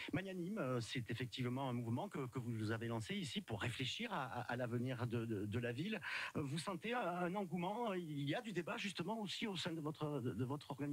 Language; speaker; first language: French; native; French